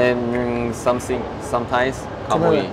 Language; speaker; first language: English; non-native, learner; Chinese